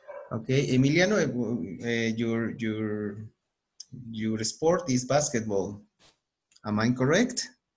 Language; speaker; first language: English; non-native, fluent; Spanish